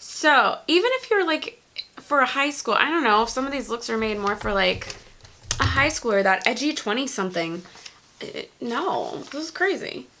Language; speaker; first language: English; native; English